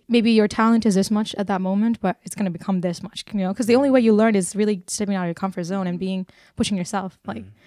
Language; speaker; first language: English; early bilingual, other home language; Burmese